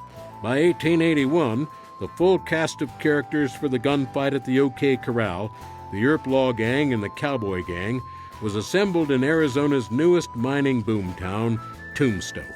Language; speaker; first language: English; native; English